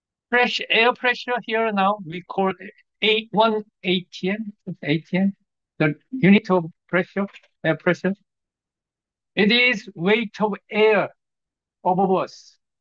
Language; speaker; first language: English; non-native, fluent; Korean